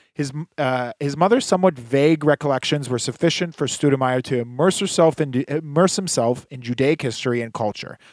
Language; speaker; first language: English; early bilingual, other home language; Hebrew